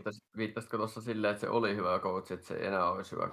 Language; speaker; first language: Finnish; native; Finnish